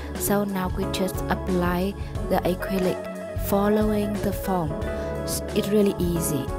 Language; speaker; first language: English; non-native, learner; Vietnamese